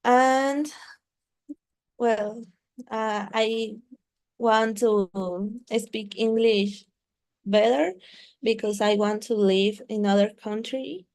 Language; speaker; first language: English; non-native, learner; Spanish